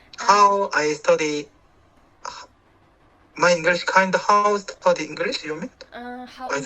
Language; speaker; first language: English; non-native, learner; Korean